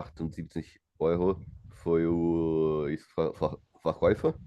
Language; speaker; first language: German; non-native, learner; Portuguese